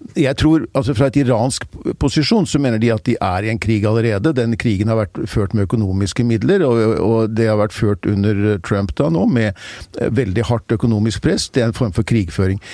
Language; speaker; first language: Norwegian; native; Norwegian